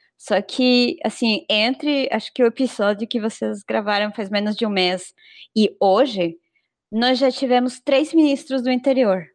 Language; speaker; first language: Portuguese; non-native, fluent; Spanish